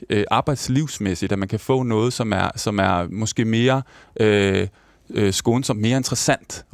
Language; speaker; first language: Danish; native; Danish